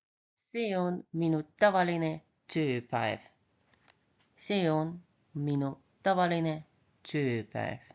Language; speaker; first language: Estonian; non-native, local second language; Russian